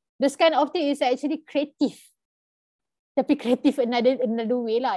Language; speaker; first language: English; non-native, local second language; Malay